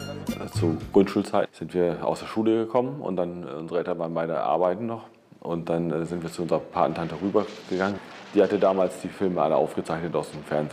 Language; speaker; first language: German; native; German